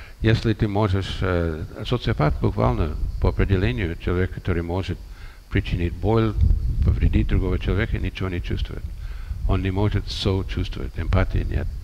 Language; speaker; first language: Russian; non-native, fluent; English